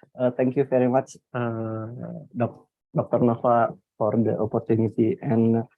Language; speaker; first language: English; non-native, learner; Indonesian